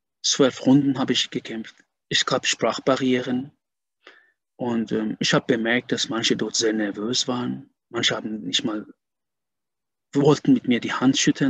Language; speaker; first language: German; non-native, fluent; Persian